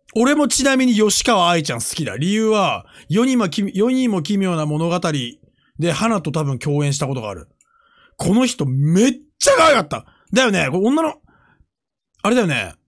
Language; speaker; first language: Japanese; native; Japanese